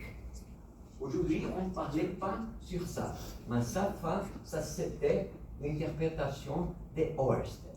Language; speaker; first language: French; non-native, fluent; Portuguese